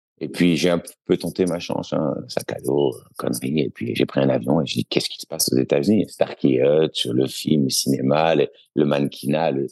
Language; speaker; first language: French; native; French